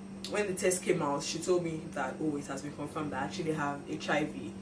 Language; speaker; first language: English; non-native, local second language; Yoruba